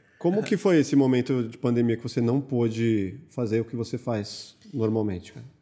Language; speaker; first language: Portuguese; native; Portuguese